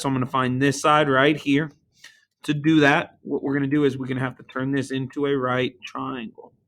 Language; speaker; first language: English; native; English